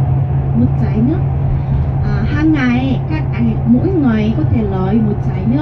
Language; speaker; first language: Vietnamese; non-native, learner; Korean